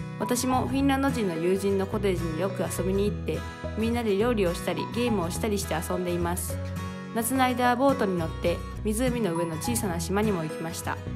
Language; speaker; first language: Japanese; native; Japanese